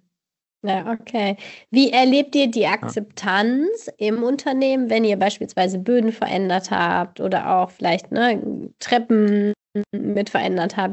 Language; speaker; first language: German; native; German